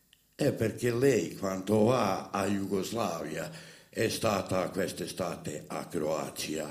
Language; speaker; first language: Italian; non-native, fluent; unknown